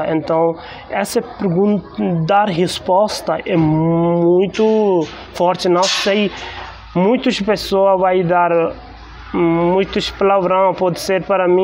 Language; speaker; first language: Portuguese; non-native, learner; Hindi